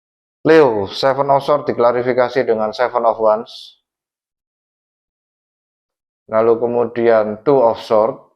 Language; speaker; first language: Indonesian; native; Indonesian